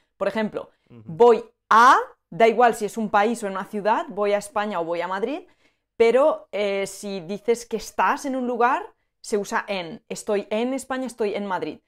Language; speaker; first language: Spanish; native; Spanish